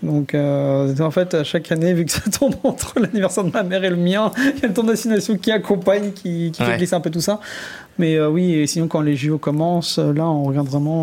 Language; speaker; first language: French; native; French